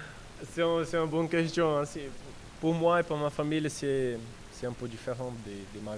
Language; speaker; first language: French; non-native, learner; Portuguese